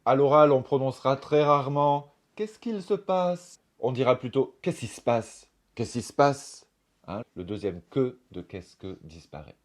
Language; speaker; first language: French; native; French